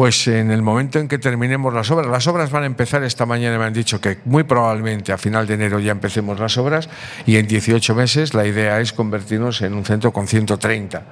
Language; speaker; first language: Spanish; native; Spanish